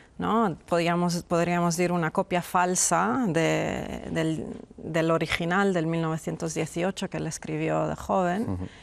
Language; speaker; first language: Spanish; non-native, fluent; Persian